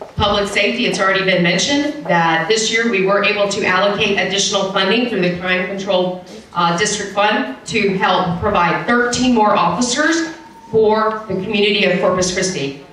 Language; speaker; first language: English; native; English